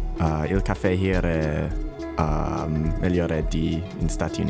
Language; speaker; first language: Italian; non-native, learner; English